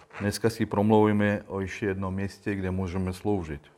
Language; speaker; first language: Czech; non-native, learner; Russian